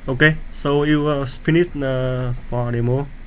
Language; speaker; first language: English; non-native, learner; Vietnamese